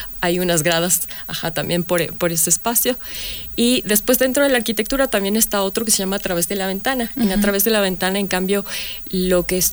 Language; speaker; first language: Spanish; native; Spanish